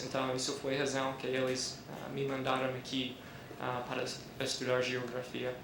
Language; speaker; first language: Portuguese; non-native, fluent; English